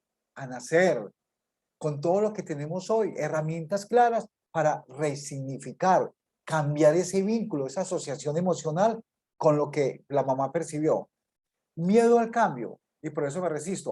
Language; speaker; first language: Spanish; native; Spanish